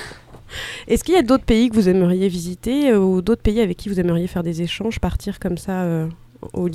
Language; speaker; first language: French; native; French